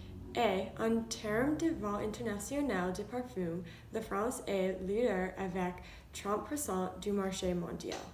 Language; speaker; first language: French; non-native, learner; English